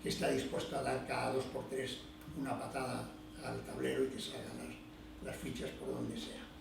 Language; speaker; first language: Spanish; non-native, local second language; Galician